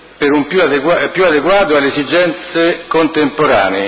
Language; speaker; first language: Italian; native; Italian